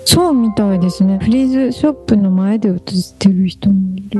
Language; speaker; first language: Japanese; native; Japanese